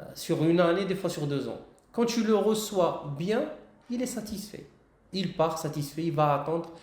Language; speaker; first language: French; non-native, local second language; Arabic